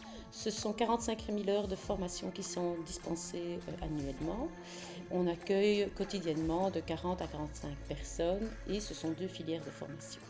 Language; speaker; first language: French; native; French